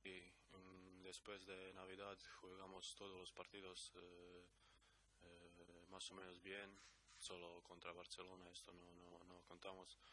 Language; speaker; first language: Spanish; non-native, learner; Croatian